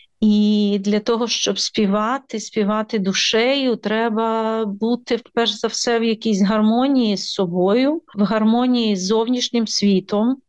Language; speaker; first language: Ukrainian; native; Ukrainian